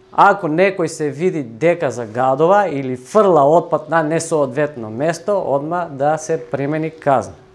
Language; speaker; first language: Macedonian; native; Macedonian